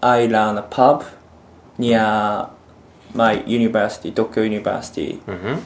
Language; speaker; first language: English; non-native, learner; Japanese